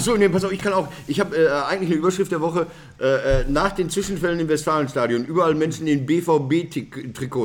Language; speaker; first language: German; native; German